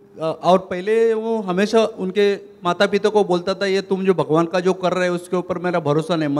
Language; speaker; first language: Hindi; non-native, local second language; Marathi